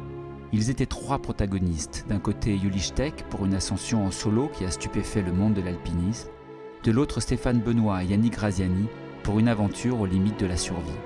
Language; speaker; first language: French; native; French